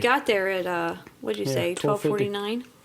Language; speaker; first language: English; native; English